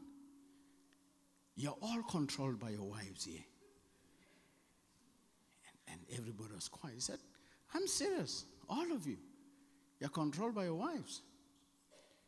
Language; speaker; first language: English; non-native, local second language; Southern Sotho